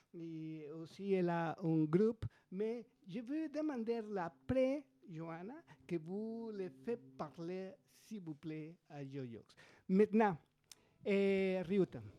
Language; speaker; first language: French; non-native, learner; Spanish